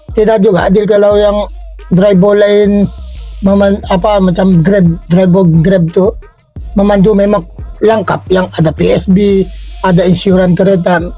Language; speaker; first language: Malay; non-native, fluent; Filipino